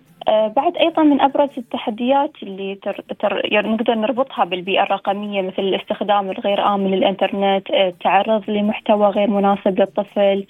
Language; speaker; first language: Arabic; native; Arabic